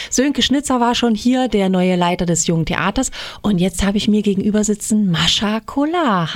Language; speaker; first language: German; native; German